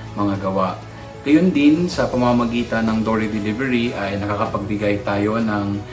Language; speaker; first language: Filipino; non-native, local second language; Bikol